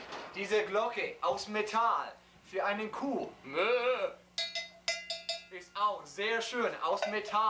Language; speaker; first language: German; non-native, learner; English